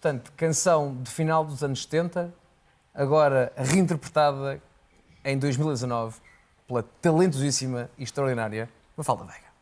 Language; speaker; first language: Portuguese; native; Portuguese